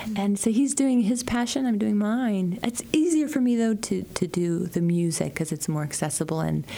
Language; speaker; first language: English; early bilingual, other home language; Spanish